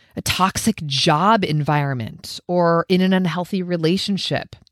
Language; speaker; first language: English; native; English